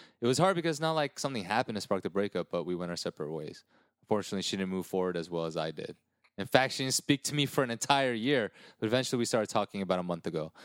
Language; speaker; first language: English; early bilingual, other home language; Korean